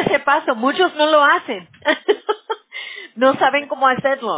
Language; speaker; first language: Spanish; early bilingual, heritage; Spanish